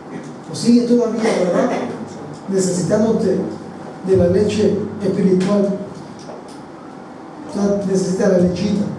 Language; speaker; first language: Spanish; native; Spanish